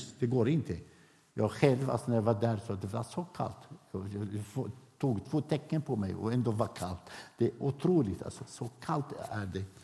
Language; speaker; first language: Swedish; non-native, fluent; Arabic